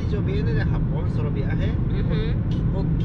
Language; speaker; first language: Spanish; non-native, learner; Japanese